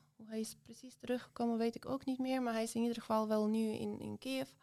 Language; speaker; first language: Dutch; non-native, fluent; Ukrainian